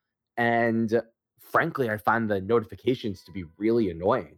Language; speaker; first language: English; native; English